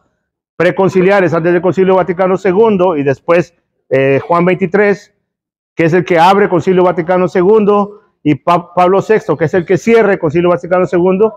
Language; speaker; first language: Spanish; native; Spanish